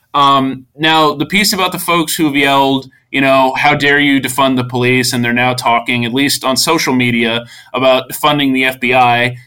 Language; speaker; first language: English; native; English